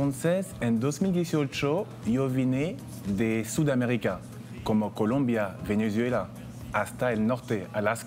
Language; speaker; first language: Spanish; non-native, fluent; French